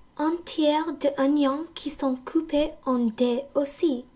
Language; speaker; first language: French; non-native, learner; English